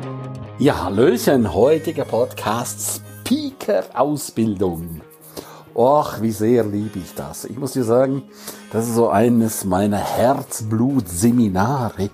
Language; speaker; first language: German; native; German